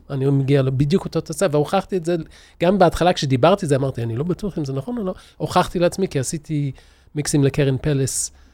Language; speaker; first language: Hebrew; early bilingual, other home language; English